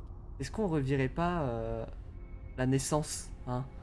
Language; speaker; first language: French; native; French